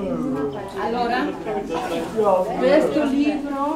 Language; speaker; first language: Italian; non-native, fluent; German